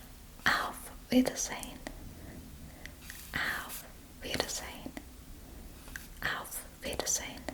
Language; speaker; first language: German; non-native, fluent; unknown